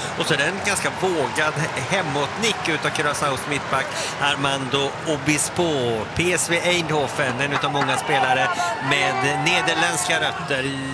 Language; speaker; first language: Swedish; native; Swedish